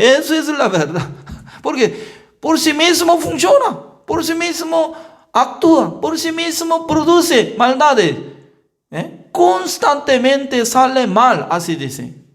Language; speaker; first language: Spanish; non-native, learner; Korean